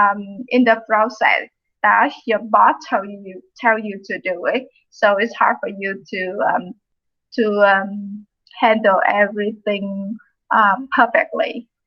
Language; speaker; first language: English; non-native, fluent; Vietnamese